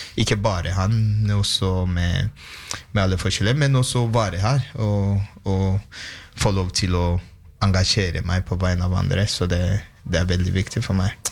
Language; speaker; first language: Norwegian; non-native, fluent; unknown